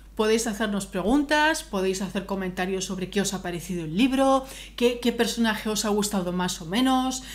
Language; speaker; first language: Spanish; native; Spanish